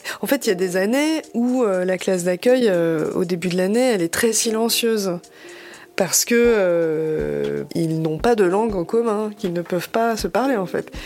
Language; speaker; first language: French; native; French